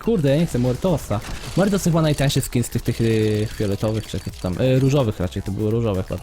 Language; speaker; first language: Polish; native; Polish